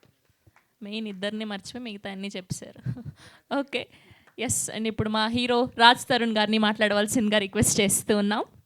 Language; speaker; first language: Telugu; native; Telugu